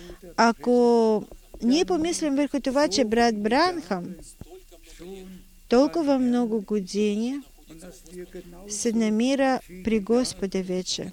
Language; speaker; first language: Bulgarian; non-native, fluent; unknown